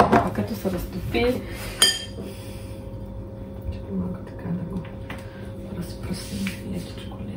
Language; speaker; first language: Bulgarian; native; Bulgarian